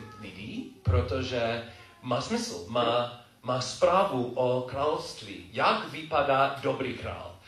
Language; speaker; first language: Czech; non-native, fluent; English